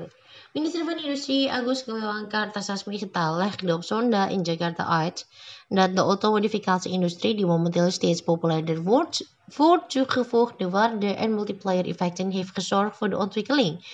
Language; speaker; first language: Dutch; non-native, fluent; Indonesian